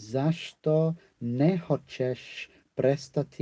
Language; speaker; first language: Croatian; non-native, learner; English